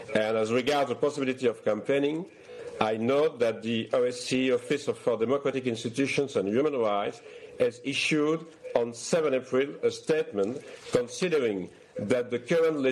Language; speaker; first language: English; non-native, fluent; French